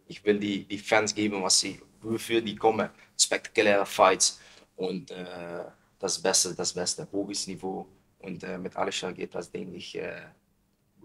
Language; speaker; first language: German; non-native, learner; Dutch